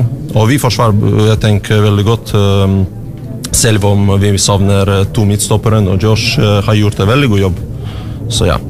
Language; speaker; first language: Norwegian; non-native, learner; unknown